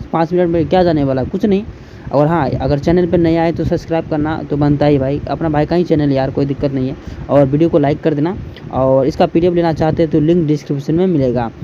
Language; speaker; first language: Hindi; native; Hindi